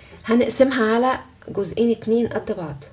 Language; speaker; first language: Arabic; native; Arabic